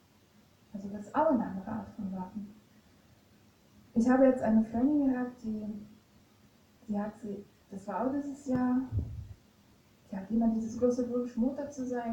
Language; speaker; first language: German; non-native, fluent; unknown